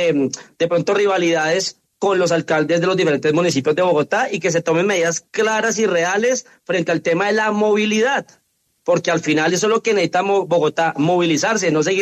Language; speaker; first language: Spanish; native; Spanish